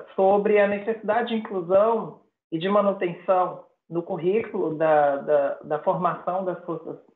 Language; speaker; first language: Portuguese; native; Portuguese